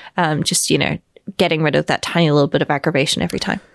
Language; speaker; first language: English; native; English